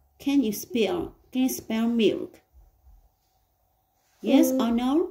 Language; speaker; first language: English; non-native, learner; Vietnamese